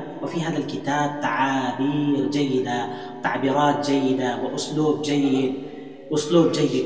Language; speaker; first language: Arabic; non-native, fluent; Urdu